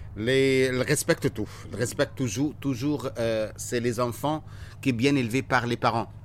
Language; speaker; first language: French; non-native, fluent; Arabic